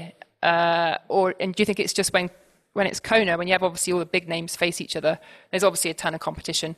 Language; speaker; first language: English; native; English